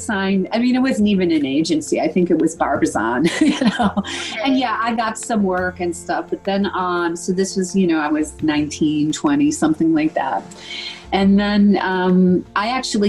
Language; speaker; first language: English; native; English